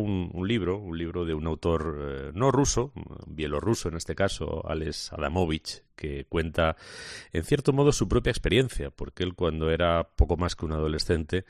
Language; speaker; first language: Spanish; native; Spanish